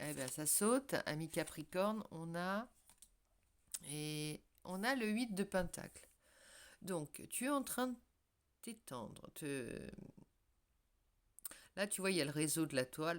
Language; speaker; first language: French; native; French